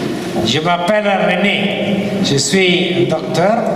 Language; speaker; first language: French; non-native, learner; Italian